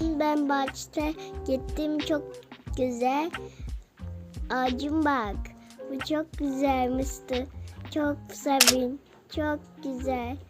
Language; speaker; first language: Turkish; non-native, learner; Thai